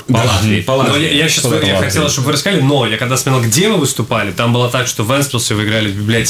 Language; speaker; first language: Russian; native; Russian